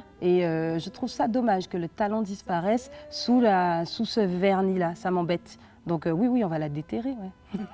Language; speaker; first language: French; native; French